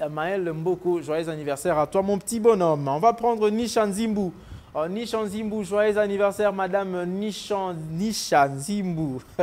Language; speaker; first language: French; native; French